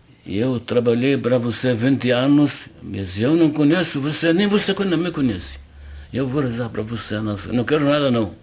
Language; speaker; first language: Portuguese; non-native, learner; Arabic